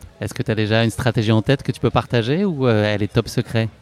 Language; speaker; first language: French; native; French